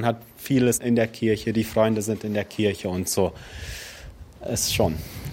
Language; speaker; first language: German; early bilingual, other home language; Russian